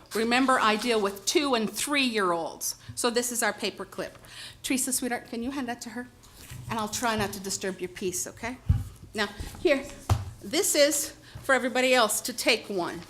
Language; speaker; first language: English; native; English